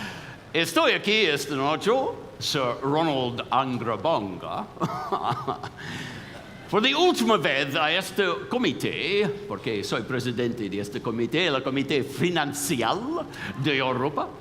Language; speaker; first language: Spanish; non-native, fluent; English